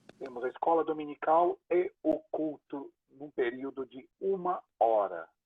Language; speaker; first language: Portuguese; native; Portuguese